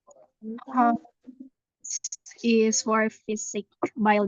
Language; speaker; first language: English; non-native, learner; Indonesian